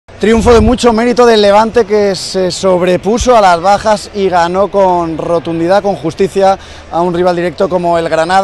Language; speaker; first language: Spanish; native; Spanish